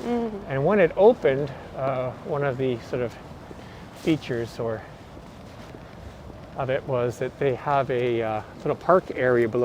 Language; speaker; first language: English; non-native, fluent; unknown